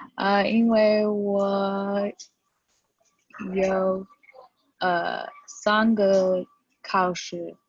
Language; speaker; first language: Chinese; non-native, learner; English